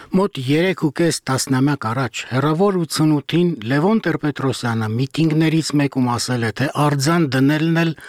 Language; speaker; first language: Armenian; native; Armenian